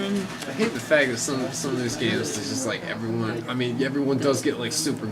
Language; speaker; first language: English; native; English